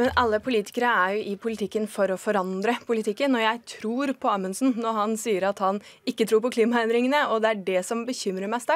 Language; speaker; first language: Norwegian; native; Norwegian